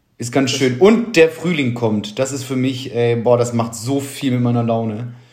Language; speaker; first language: German; native; German